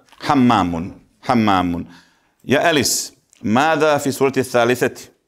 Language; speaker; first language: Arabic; non-native, fluent; Bosnian